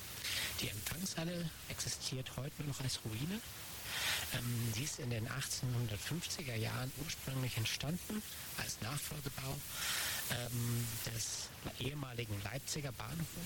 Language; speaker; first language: German; native; German